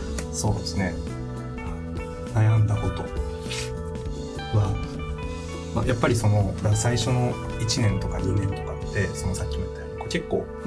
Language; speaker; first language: Japanese; native; Japanese